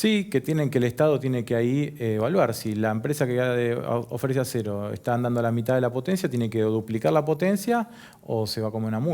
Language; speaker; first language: Spanish; native; Spanish